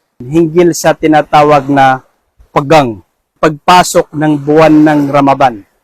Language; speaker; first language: Filipino; non-native, local second language; Maranao